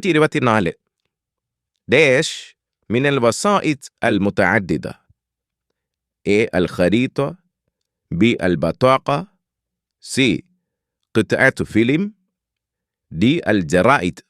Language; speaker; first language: Arabic; non-native, fluent; Malayalam